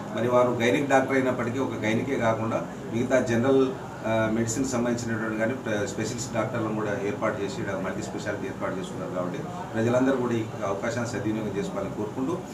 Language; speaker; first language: Telugu; native; Telugu